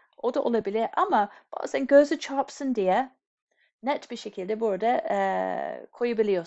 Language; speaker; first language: Turkish; non-native, fluent; English